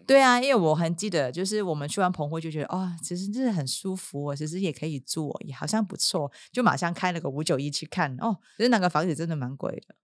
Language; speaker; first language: Chinese; non-native, local second language; Cantonese